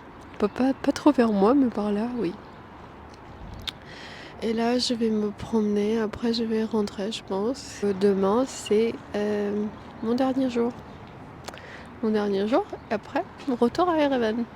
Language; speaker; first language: French; non-native, fluent; Armenian